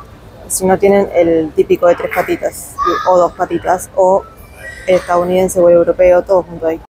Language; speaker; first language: Spanish; native; Spanish